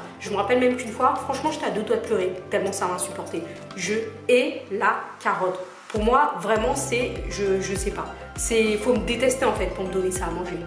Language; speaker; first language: French; native; French